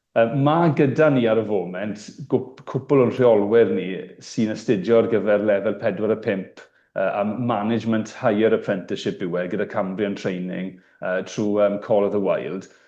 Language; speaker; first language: Welsh; native; Welsh